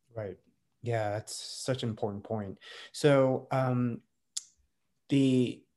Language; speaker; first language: English; native; English